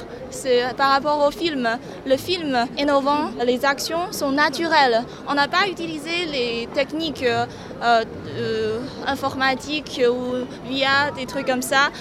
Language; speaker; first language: French; non-native, learner; Chinese